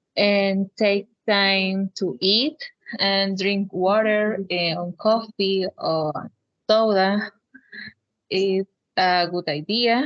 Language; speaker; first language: English; non-native, learner; Spanish